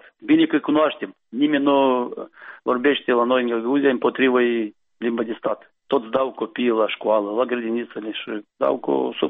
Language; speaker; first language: Romanian; non-native, local second language; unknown